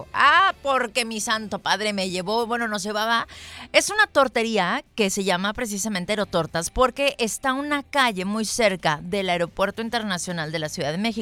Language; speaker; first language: Spanish; native; Spanish